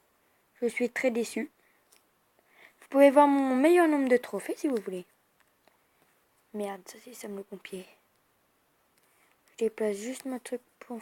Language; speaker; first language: French; native; French